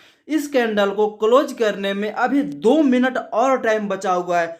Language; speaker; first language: Hindi; native; Hindi